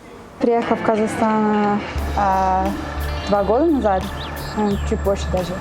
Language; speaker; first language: Russian; non-native, fluent; English